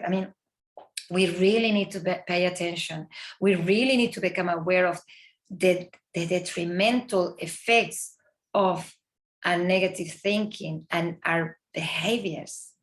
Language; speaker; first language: English; non-native, fluent; Spanish